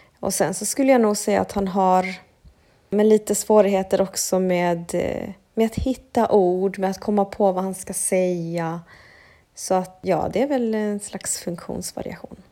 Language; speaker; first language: Swedish; early bilingual, other home language; Spanish